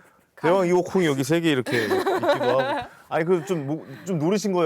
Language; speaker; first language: Korean; native; Korean